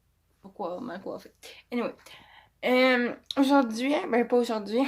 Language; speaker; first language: French; native; French